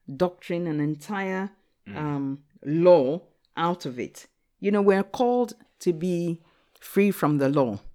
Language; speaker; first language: English; non-native, local second language; Akan